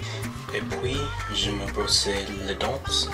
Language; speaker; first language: French; non-native, learner; English